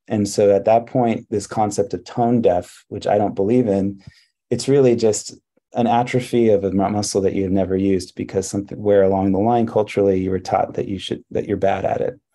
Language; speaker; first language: English; early bilingual, other home language; Hebrew